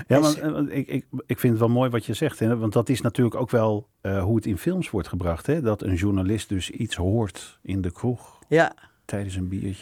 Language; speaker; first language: Dutch; native; Dutch